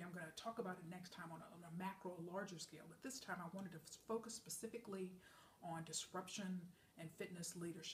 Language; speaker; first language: English; native; English